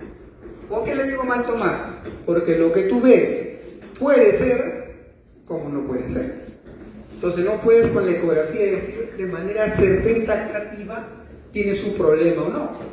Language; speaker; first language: Spanish; native; Spanish